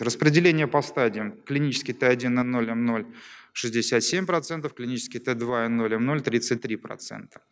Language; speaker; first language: Russian; native; Russian